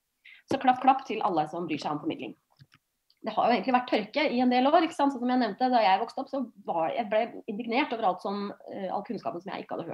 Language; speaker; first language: Norwegian; native; Norwegian